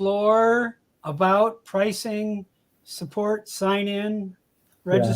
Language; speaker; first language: English; native; English